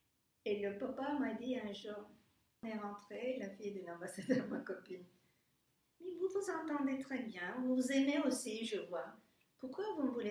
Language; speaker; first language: French; non-native, fluent; Turkish